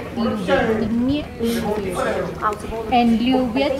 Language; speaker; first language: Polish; non-native, learner; Spanish